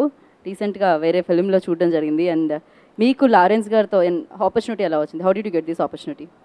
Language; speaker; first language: Telugu; native; Telugu